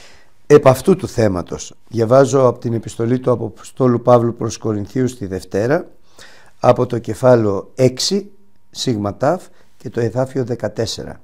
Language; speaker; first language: Greek; native; Greek